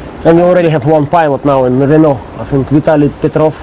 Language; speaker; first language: English; non-native, fluent; Russian